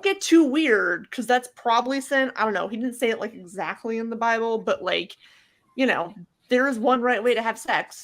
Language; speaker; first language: English; native; English